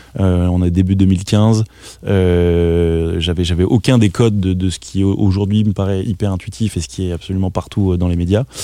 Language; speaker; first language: French; native; French